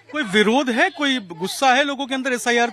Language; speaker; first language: Hindi; native; Hindi